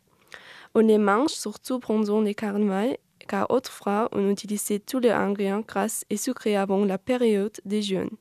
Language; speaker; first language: French; non-native, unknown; German